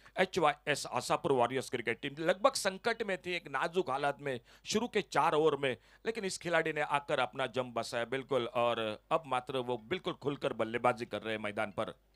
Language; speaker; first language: Hindi; non-native, local second language; Konkani